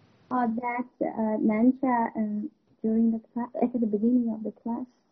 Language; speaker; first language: English; non-native, fluent; Chinese